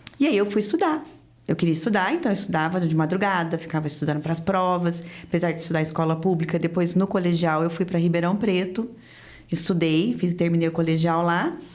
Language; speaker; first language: Portuguese; native; Portuguese